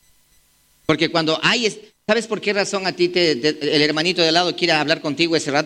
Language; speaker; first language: Spanish; native; Spanish